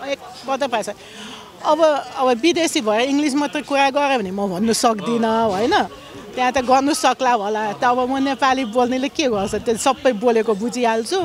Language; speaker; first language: Nepali; early bilingual, other home language; German